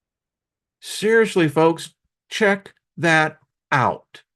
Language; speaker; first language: English; native; English